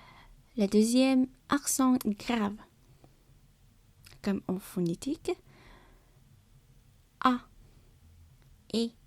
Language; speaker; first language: French; non-native, learner; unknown